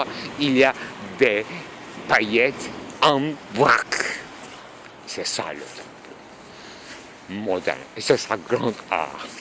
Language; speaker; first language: French; non-native, fluent; Turkish